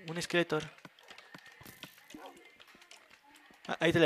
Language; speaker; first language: Spanish; native; Spanish